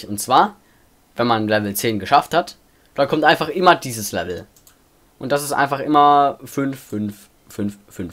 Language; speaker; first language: German; native; German